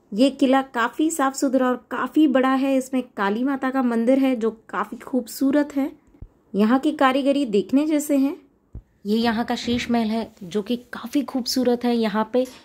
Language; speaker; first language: Hindi; non-native, local second language; Marathi